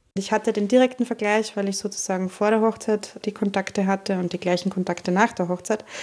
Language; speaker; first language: German; native; German